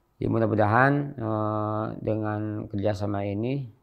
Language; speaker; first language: Indonesian; native; Indonesian